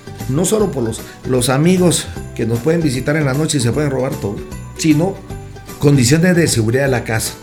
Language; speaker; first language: Spanish; native; Spanish